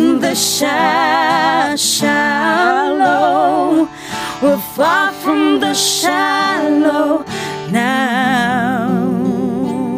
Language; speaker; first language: English; non-native, local second language; Cebuano